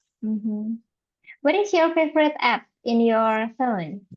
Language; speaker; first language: English; non-native, fluent; Indonesian